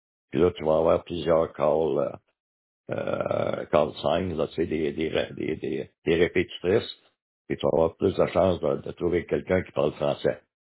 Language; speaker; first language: French; early bilingual, heritage; French